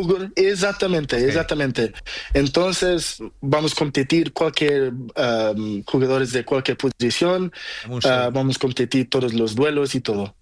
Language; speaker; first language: Spanish; non-native, learner; Portuguese